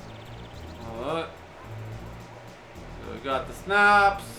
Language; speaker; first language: English; native; English